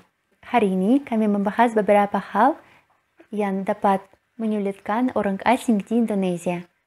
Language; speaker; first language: Indonesian; non-native, learner; Russian